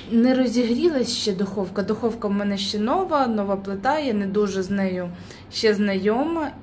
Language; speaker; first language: Ukrainian; non-native, local second language; Russian